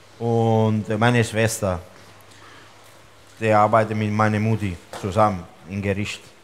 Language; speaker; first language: German; non-native, learner; Italian